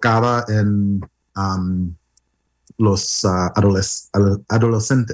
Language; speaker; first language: Spanish; non-native, learner; English